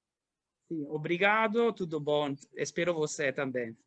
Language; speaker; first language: Portuguese; non-native, learner; Italian